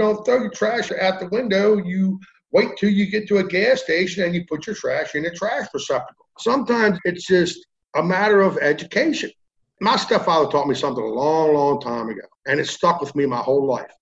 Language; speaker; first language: English; native; English